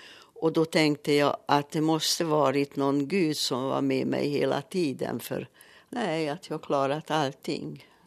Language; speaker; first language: Swedish; native; Swedish